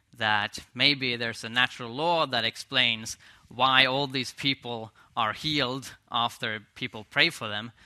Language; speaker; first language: English; non-native, fluent; Swedish